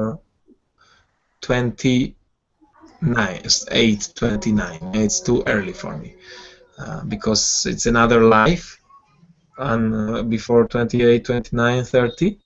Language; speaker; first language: English; non-native, fluent; Georgian